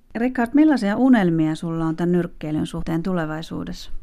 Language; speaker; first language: Finnish; native; Finnish